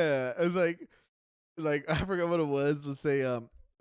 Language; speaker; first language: English; native; English